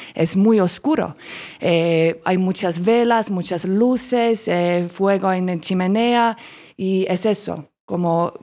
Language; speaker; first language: Spanish; non-native, learner; Estonian